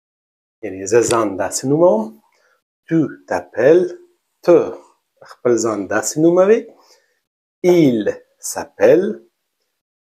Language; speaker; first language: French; non-native, learner; Pashto